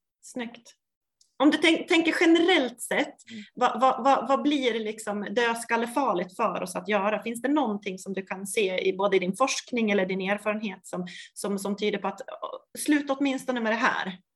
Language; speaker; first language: Swedish; native; Swedish